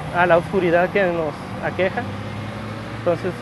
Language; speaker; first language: Spanish; native; Spanish